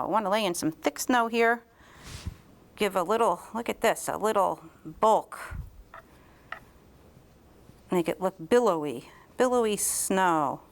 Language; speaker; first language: English; native; English